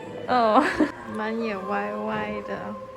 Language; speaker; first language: Korean; non-native, fluent; Chinese